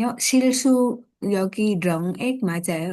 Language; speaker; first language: Korean; non-native, learner; Vietnamese